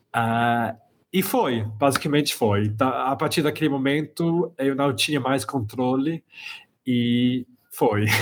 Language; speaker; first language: Portuguese; non-native, fluent; English